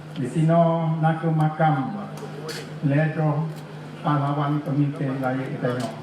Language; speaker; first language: Malay; non-native, local second language; Achinese